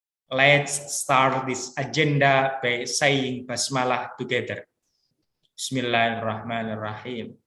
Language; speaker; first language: English; non-native, learner; Indonesian